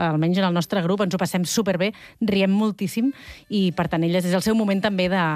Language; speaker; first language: Catalan; native; Catalan